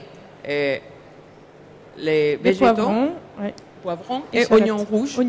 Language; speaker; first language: French; non-native, fluent; Spanish